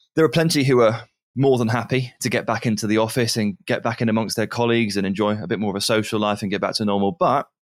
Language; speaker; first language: English; native; English